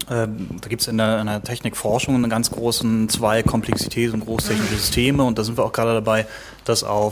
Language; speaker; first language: German; native; German